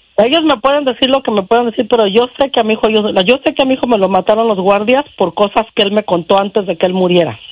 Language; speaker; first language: Spanish; native; Spanish